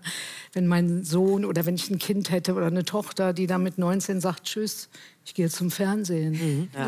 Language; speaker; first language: German; native; German